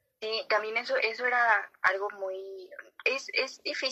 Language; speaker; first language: Spanish; native; Spanish